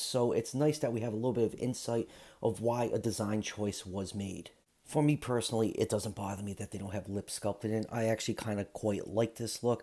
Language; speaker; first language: English; native; English